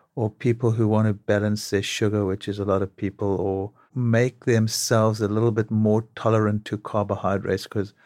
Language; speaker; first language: English; native; English